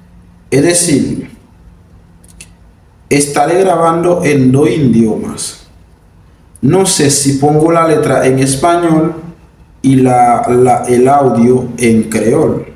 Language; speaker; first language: Spanish; non-native, fluent; Haitian Creole